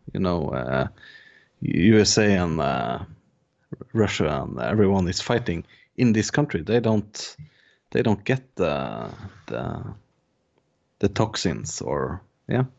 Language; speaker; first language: English; non-native, fluent; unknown